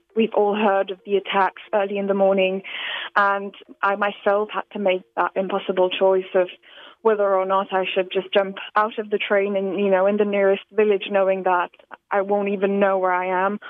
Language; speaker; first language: English; non-native, fluent; Slovak